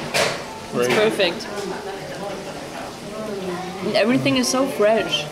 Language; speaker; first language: English; non-native, fluent; German